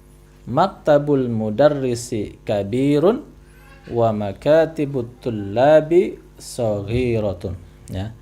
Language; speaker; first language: Arabic; non-native, fluent; Indonesian